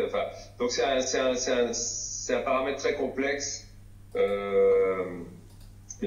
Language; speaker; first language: French; native; French